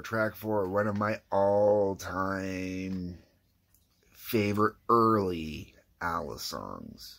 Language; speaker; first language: English; native; English